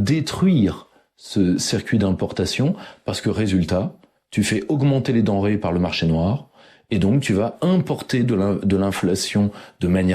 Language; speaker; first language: French; native; French